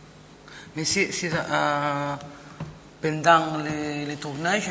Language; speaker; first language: French; non-native, learner; Catalan